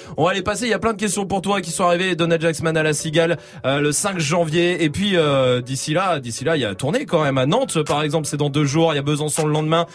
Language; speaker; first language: French; native; French